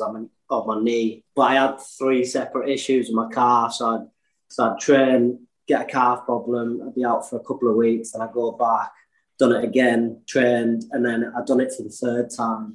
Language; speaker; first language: English; native; English